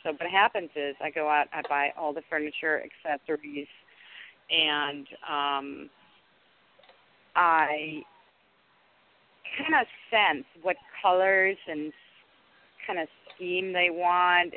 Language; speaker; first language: English; non-native, fluent; Danish